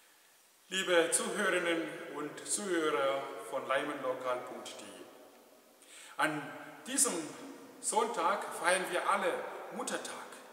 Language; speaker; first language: German; non-native, fluent; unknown